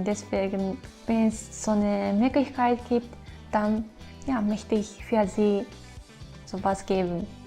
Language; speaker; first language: German; non-native, fluent; Japanese